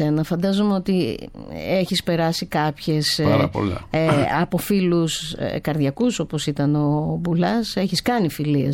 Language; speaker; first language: Greek; native; Greek